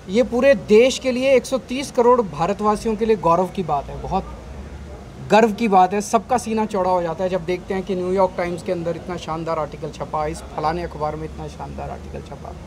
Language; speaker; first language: Hindi; native; Hindi